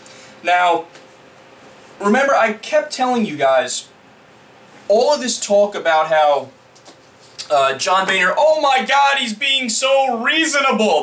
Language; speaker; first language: English; native; English